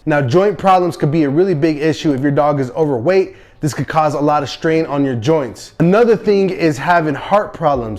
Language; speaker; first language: English; native; English